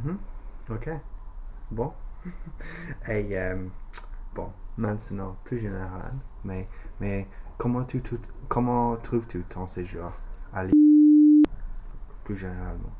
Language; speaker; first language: French; non-native, fluent; English